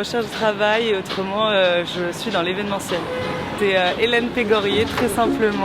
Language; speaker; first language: French; native; French